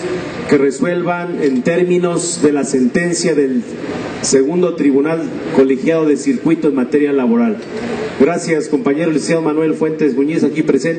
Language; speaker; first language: Spanish; native; Spanish